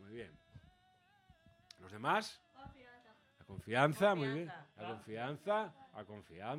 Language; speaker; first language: Spanish; native; Spanish